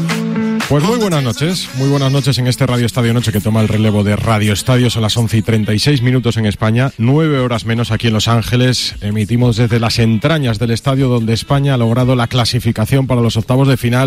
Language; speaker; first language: Spanish; native; Spanish